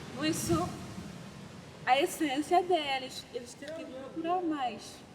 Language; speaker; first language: Portuguese; non-native, fluent; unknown